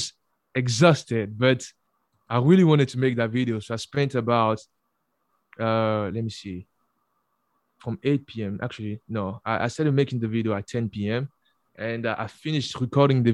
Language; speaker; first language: English; non-native, fluent; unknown